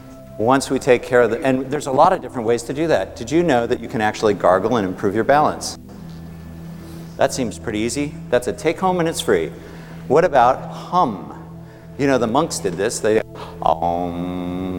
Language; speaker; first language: English; native; English